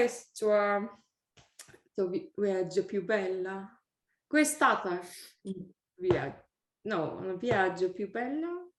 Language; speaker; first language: Italian; non-native, learner; English